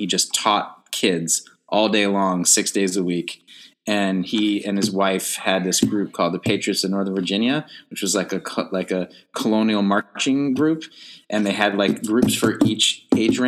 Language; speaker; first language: English; native; English